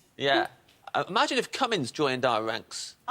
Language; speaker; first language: English; native; English